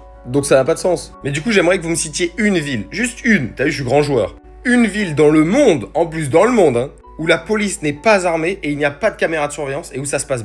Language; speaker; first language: French; native; French